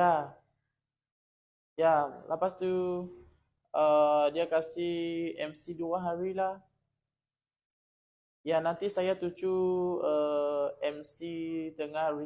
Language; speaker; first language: Indonesian; non-native, learner; Burmese